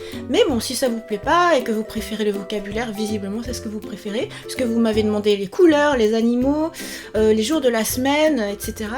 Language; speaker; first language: French; native; French